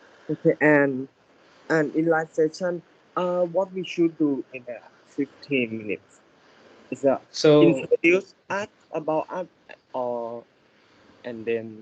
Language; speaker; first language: English; non-native, learner; Thai